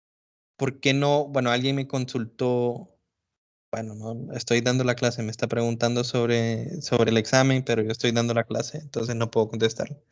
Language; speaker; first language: Spanish; native; Spanish